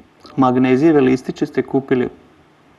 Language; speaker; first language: Croatian; native; Croatian